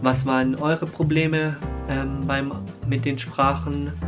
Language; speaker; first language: German; early bilingual, other home language; Filipino